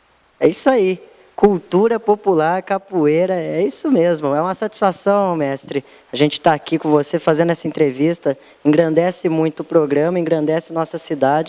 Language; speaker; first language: Portuguese; native; Portuguese